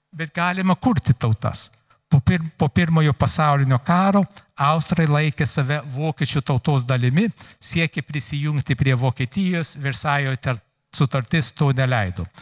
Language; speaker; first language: Lithuanian; early bilingual, heritage; Lithuanian